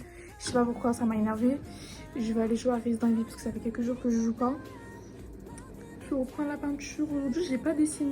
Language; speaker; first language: French; native; French